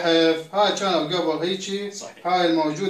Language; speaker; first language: Arabic; native; Arabic